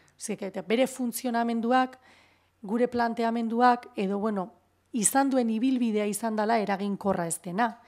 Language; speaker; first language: Basque; native; Basque